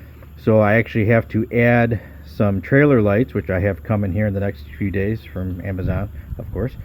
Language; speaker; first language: English; native; English